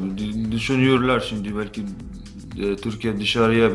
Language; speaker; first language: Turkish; non-native, learner; Arabic